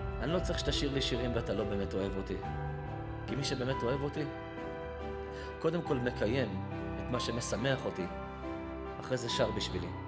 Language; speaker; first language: Hebrew; native; Hebrew